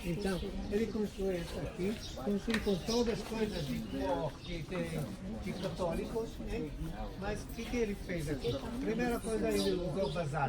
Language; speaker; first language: Portuguese; non-native, learner; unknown